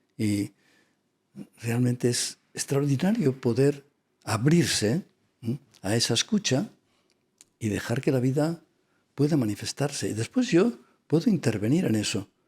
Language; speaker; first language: Spanish; non-native, local second language; Catalan